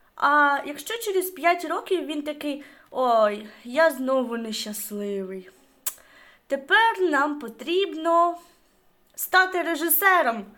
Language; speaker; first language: Ukrainian; non-native, local second language; Russian